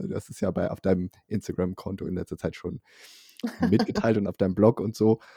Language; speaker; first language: German; native; German